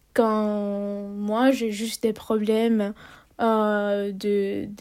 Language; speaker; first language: French; non-native, fluent; Spanish